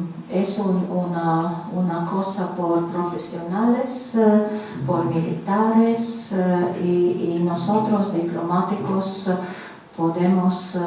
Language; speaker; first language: Spanish; non-native, fluent; Latvian